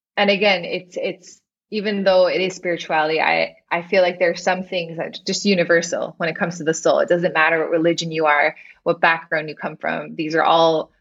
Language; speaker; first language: English; native; English